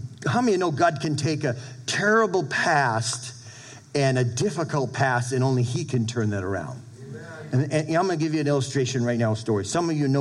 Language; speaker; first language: English; native; English